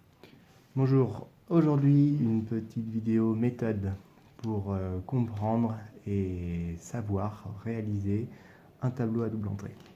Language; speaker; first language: French; native; French